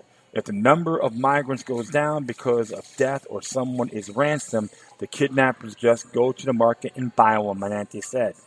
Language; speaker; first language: English; native; English